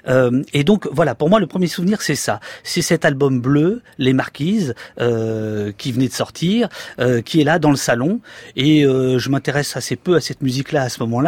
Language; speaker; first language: French; native; French